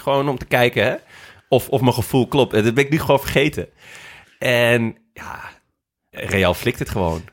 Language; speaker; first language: Dutch; native; Dutch